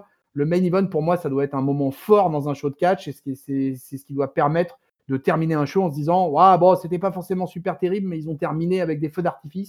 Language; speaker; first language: French; native; French